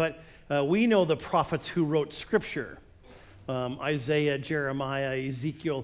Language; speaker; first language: English; native; English